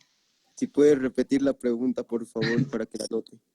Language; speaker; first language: Spanish; native; Spanish